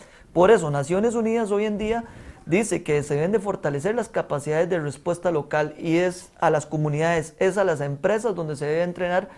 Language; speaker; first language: Spanish; native; Spanish